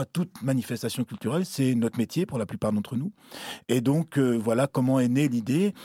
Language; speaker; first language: French; native; French